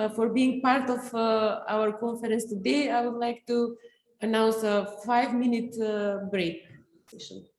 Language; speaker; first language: English; non-native, fluent; Macedonian